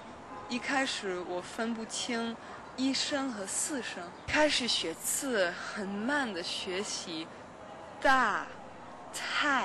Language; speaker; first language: Chinese; non-native, learner; Danish